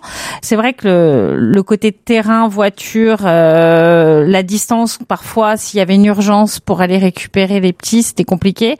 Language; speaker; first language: French; native; French